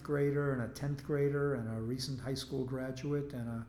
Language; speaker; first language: English; native; English